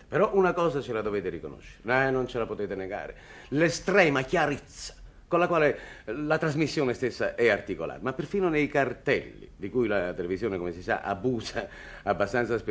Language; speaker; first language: Italian; native; Italian